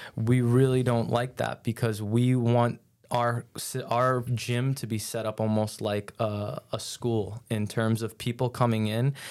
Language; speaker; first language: English; native; English